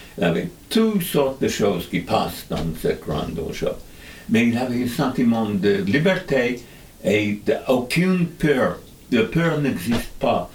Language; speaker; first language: French; non-native, fluent; English